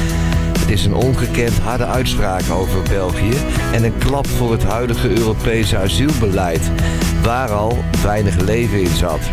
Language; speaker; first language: Dutch; native; Dutch